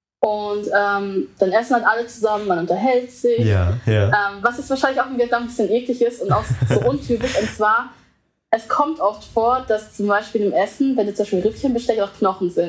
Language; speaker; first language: German; early bilingual, other home language; Vietnamese